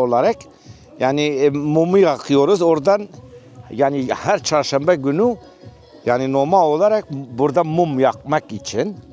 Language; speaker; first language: Turkish; non-native, local second language; Kurdish